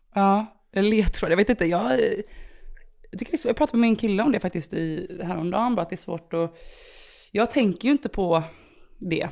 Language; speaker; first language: Swedish; early bilingual, other home language; Romanian